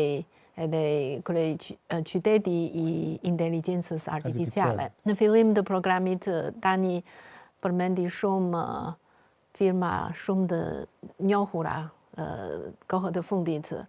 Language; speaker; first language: Albanian; non-native, fluent; Chinese